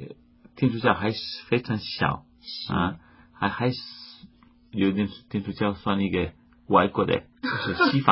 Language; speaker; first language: Chinese; non-native, fluent; Spanish